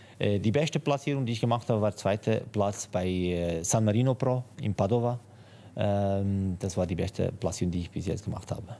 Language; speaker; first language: German; non-native, fluent; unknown